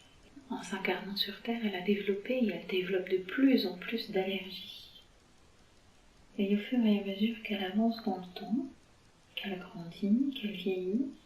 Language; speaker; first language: French; native; French